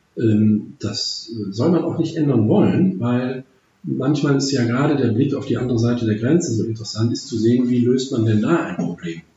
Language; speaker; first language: German; native; German